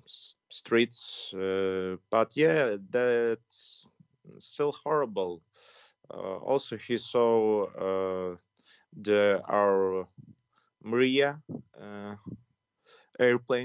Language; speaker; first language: English; non-native, fluent; Ukrainian